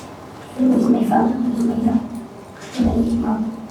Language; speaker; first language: English; non-native, learner; Spanish